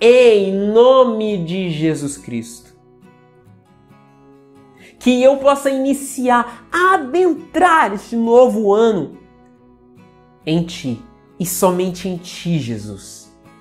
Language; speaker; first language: Portuguese; native; Portuguese